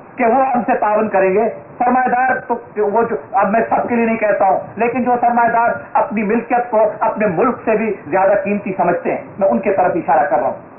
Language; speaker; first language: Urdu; non-native, local second language; Sindhi